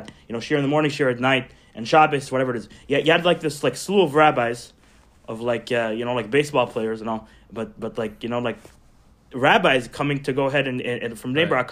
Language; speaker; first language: English; non-native, fluent; Hebrew